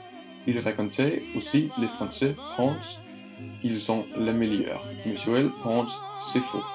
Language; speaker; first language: French; non-native, learner; Danish